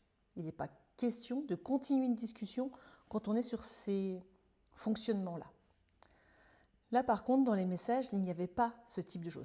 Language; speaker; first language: French; native; French